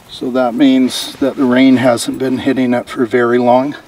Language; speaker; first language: English; native; English